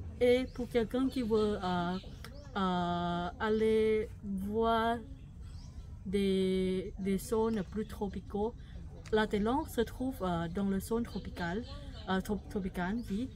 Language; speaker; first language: French; non-native, fluent; Thai